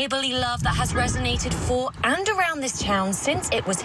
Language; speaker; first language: English; native; English